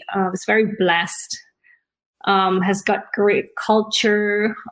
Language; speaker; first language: English; early bilingual, other home language; Indonesian